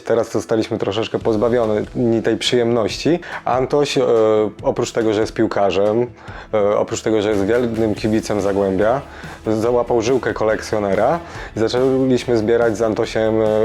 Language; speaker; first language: Polish; native; Polish